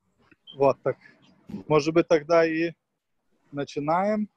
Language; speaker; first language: Russian; non-native, fluent; Lithuanian